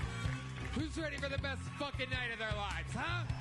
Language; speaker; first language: English; native; English